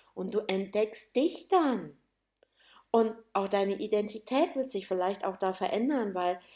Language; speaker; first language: German; native; German